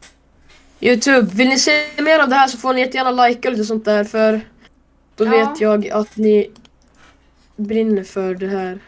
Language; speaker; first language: Swedish; native; Swedish